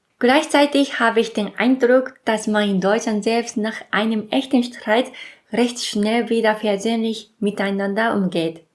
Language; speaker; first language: German; non-native, fluent; Japanese